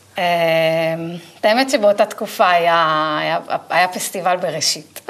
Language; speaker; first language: Hebrew; native; Hebrew